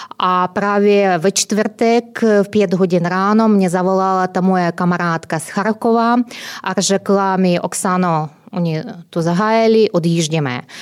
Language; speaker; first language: Czech; non-native, fluent; Ukrainian